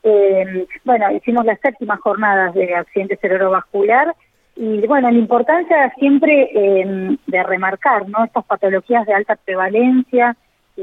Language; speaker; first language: Spanish; native; Spanish